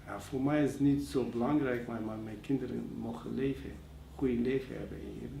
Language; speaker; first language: Dutch; non-native, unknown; Persian